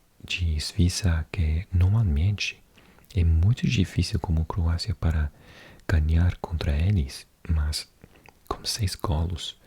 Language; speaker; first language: Portuguese; non-native, learner; English